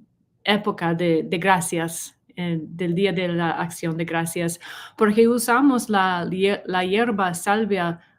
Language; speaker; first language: Spanish; non-native, learner; English